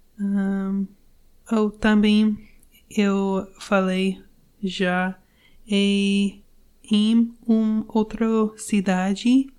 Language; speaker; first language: Portuguese; non-native, learner; English